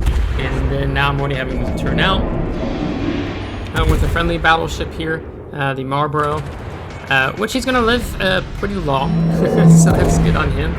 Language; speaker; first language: English; native; English